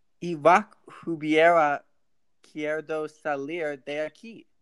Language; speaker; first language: Spanish; non-native, learner; English